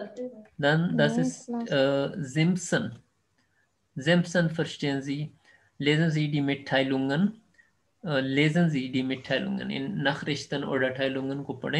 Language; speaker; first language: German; non-native, fluent; Urdu